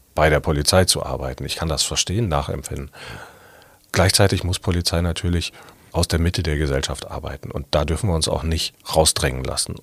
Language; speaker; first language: German; native; German